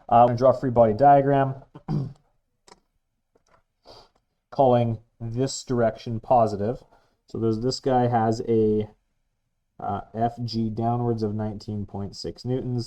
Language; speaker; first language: English; native; English